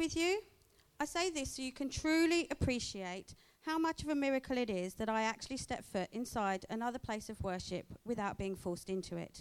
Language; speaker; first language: English; native; English